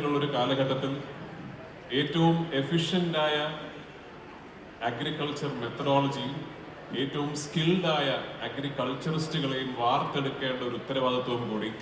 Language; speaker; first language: Malayalam; native; Malayalam